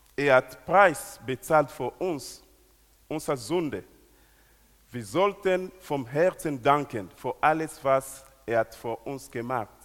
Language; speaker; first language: German; non-native, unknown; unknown